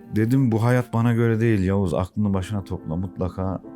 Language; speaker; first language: Turkish; native; Turkish